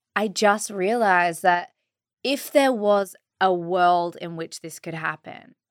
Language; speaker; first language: English; native; English